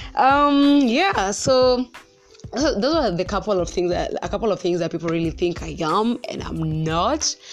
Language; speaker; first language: English; non-native, local second language; Kikuyu